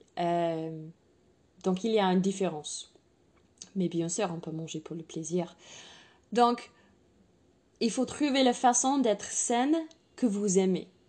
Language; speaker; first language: French; non-native, fluent; English